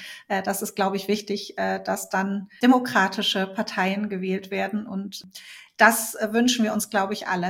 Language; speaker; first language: German; native; German